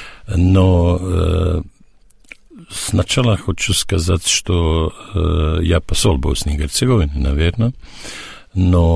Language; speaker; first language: Russian; non-native, learner; Serbian